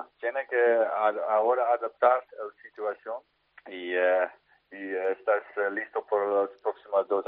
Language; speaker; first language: Spanish; non-native, fluent; Dutch